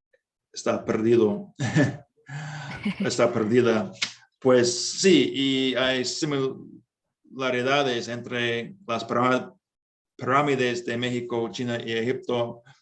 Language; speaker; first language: Spanish; non-native, fluent; English